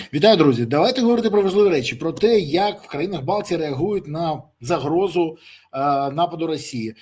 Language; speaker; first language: Ukrainian; native; Ukrainian